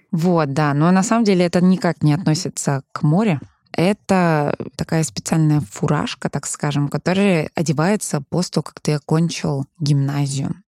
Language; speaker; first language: Russian; early bilingual, heritage; Danish